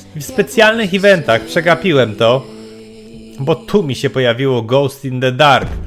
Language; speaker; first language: Polish; native; Polish